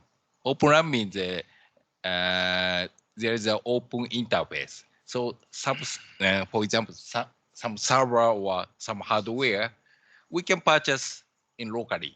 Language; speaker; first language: English; non-native, learner; Japanese